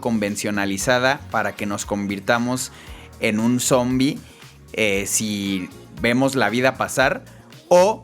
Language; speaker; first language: Spanish; native; Spanish